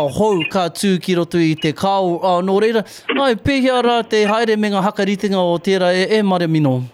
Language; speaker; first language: Māori; native; Māori